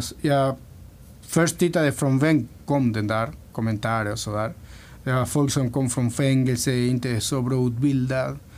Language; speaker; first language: Swedish; non-native, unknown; Spanish